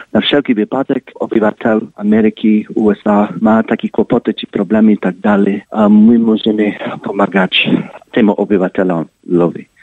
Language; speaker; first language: Polish; early bilingual, heritage; Polish